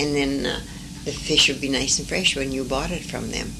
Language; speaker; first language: English; early bilingual, other home language; French